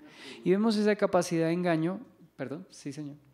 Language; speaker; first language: Spanish; native; Spanish